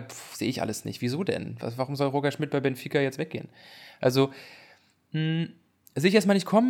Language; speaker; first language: German; native; German